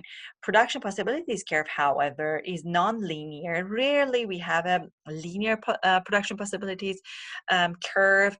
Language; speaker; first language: English; non-native, fluent; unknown